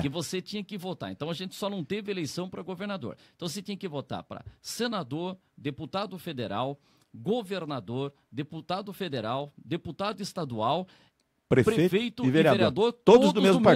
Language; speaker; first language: Portuguese; native; Portuguese